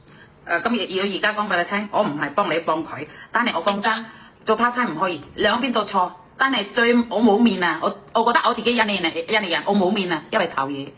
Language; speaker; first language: Cantonese; non-native, fluent; Indonesian